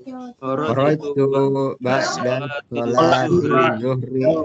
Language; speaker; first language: Arabic; non-native, learner; Indonesian